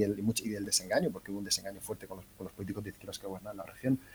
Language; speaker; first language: Spanish; native; Spanish